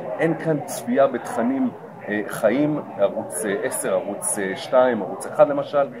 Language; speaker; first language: Hebrew; native; Hebrew